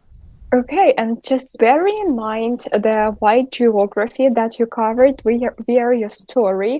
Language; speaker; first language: English; non-native, fluent; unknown